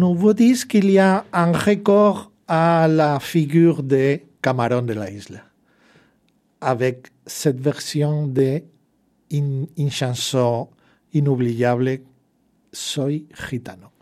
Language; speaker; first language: French; non-native, fluent; Spanish